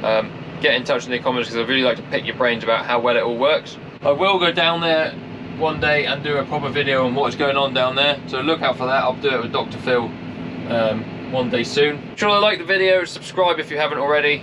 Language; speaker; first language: English; native; English